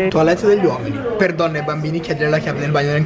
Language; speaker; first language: Italian; native; Italian